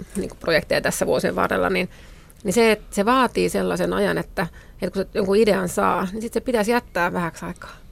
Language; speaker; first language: Finnish; native; Finnish